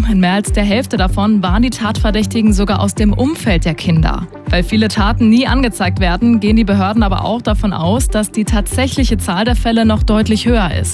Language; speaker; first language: German; native; German